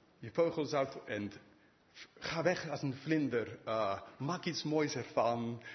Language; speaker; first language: Dutch; non-native, fluent; English